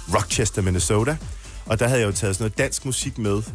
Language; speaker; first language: Danish; native; Danish